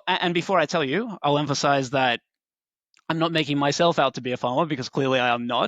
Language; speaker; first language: English; native; English